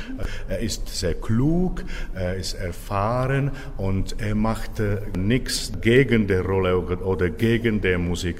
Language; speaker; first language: German; non-native, fluent; Czech